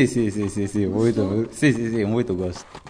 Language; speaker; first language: Portuguese; non-native, learner; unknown